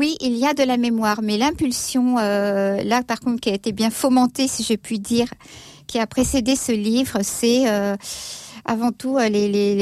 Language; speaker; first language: French; native; French